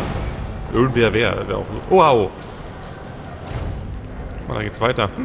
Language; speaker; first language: German; native; German